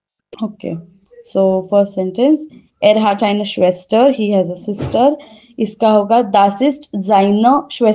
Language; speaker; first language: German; non-native, fluent; Hindi